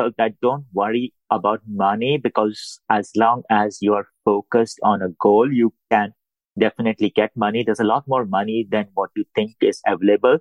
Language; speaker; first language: English; non-native, local second language; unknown